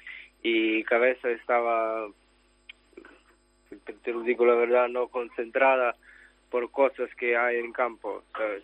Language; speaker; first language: Spanish; non-native, learner; Ukrainian